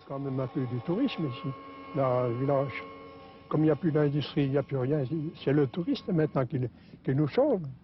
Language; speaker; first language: French; native; French